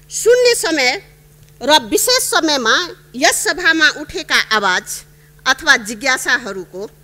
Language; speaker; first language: Nepali; non-native, local second language; Maithili